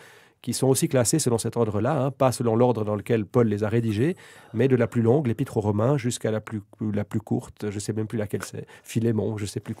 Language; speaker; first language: French; native; French